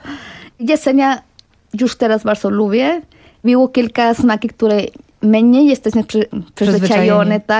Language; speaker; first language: Polish; non-native, fluent; Spanish